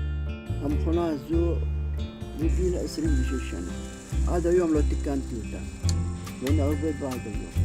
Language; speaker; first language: Hebrew; non-native, fluent; Arabic